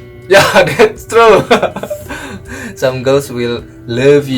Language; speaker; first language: English; non-native, learner; Indonesian